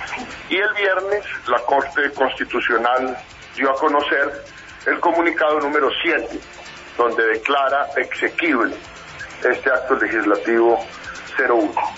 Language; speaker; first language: Spanish; native; Spanish